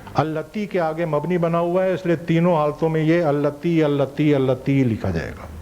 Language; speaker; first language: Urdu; native; Urdu